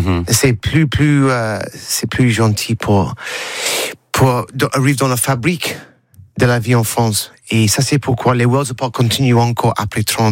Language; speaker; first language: French; non-native, learner; English